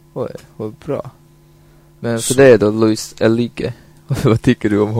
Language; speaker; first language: Swedish; non-native, fluent; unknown